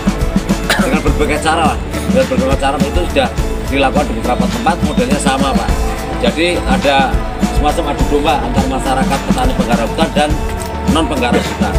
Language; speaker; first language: Indonesian; native; Indonesian